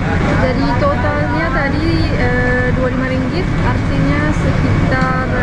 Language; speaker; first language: Indonesian; non-native, learner; English